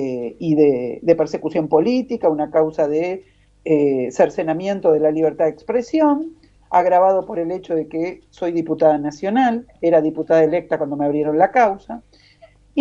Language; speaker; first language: Spanish; native; Spanish